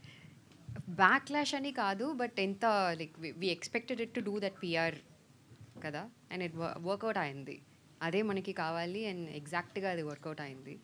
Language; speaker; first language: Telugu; non-native, learner; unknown